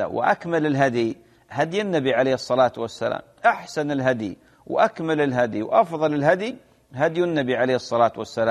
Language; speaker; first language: Arabic; native; Arabic